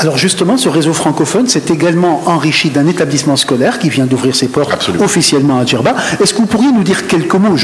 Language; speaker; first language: French; non-native, local second language; Arabic